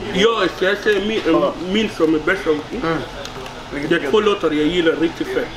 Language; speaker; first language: Swedish; non-native, learner; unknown